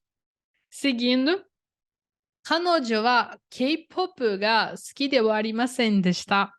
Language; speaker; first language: Japanese; non-native, fluent; Portuguese